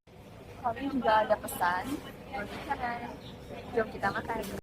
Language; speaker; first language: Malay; non-native, local second language; Indonesian